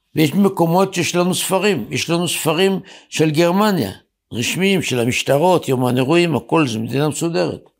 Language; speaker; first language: Hebrew; native; Hebrew